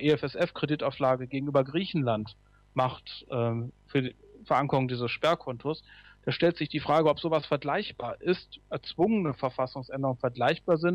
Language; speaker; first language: German; native; German